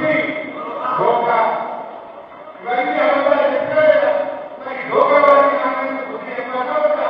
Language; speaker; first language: Telugu; native; Telugu